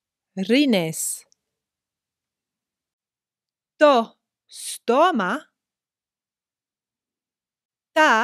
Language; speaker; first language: Greek; non-native, fluent; English